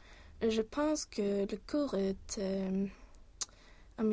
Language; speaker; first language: French; non-native, learner; Swedish